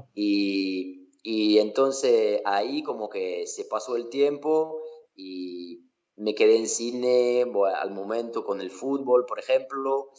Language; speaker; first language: Spanish; non-native, fluent; French